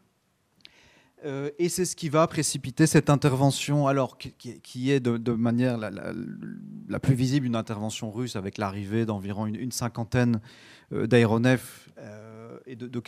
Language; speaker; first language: French; native; French